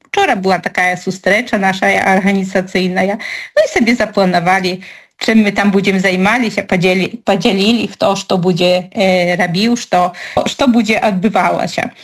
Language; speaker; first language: Belarusian; native; Belarusian